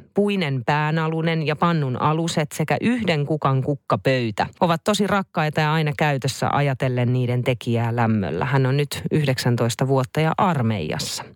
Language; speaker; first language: Finnish; native; Finnish